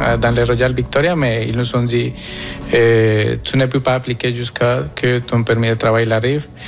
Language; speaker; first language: French; non-native, fluent; Spanish